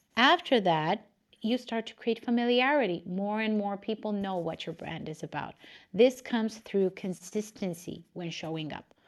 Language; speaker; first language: English; non-native, fluent; Romanian